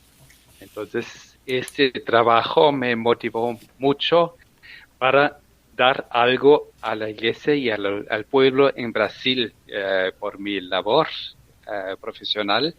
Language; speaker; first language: Spanish; non-native, fluent; German